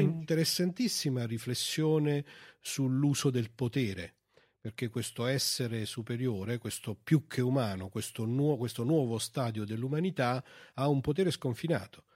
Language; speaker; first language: Italian; native; Italian